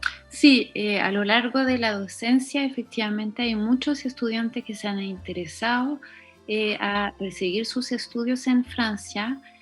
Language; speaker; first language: Spanish; non-native, fluent; French